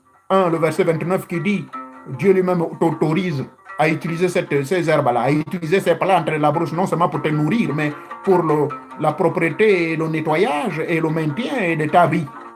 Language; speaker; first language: French; non-native, local second language; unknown